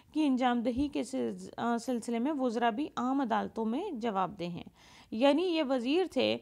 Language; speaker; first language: Urdu; non-native, local second language; Punjabi